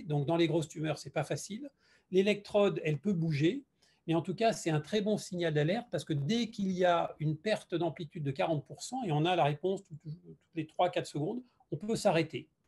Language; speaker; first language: French; native; French